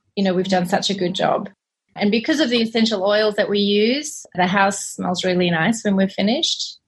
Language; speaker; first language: English; native; English